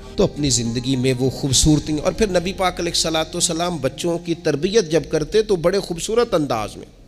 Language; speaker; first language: Urdu; non-native, local second language; Punjabi